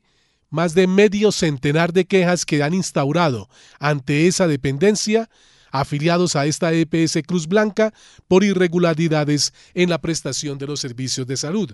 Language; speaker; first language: Spanish; native; Spanish